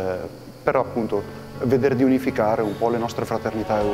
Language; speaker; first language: Italian; native; Italian